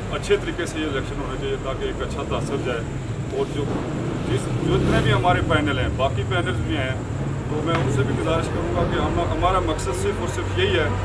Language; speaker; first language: Urdu; non-native, local second language; Pahari-Potwari